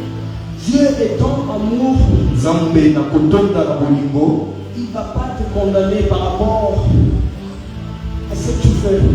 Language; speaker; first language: French; non-native, local second language; Lingala